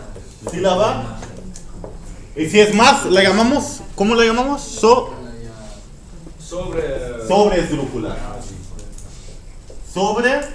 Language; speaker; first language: Spanish; non-native, fluent; Dutch